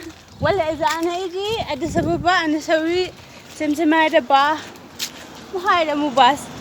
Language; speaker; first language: Arabic; non-native, learner; Oromo